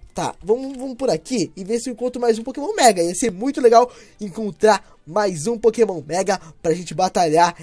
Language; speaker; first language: Portuguese; native; Portuguese